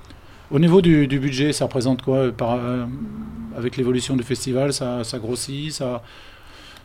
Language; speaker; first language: French; native; French